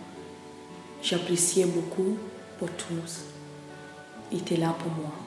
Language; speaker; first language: French; non-native, learner; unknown